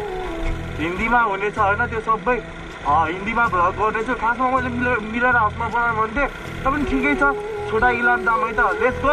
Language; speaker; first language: Hindi; non-native, learner; Nepali